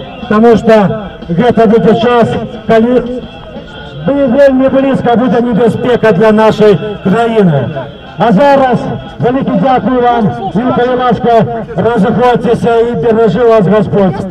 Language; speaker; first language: Belarusian; non-native, local second language; Russian